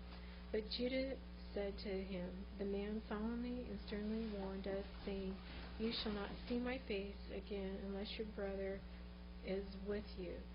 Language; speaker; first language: English; native; English